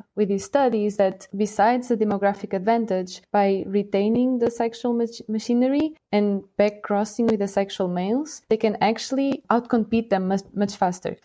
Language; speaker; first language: English; non-native, fluent; Portuguese